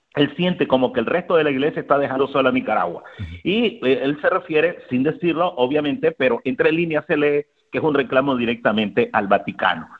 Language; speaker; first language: Spanish; native; Spanish